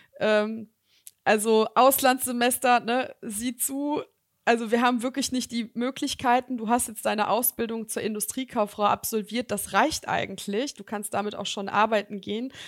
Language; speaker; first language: German; early bilingual, other home language; Serbian